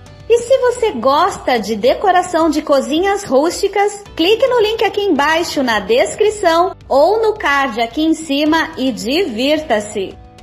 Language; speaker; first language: Portuguese; native; Portuguese